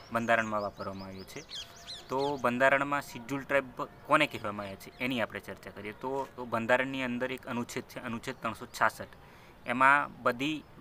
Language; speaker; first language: Gujarati; non-native, local second language; Rathawi